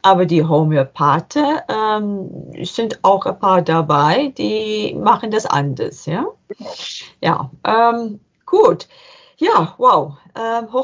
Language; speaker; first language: German; non-native, learner; English